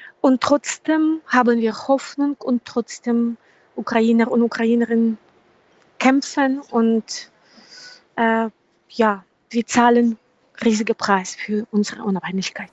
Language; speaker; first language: German; non-native, fluent; Ukrainian